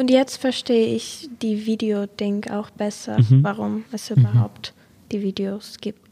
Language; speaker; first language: German; non-native, fluent; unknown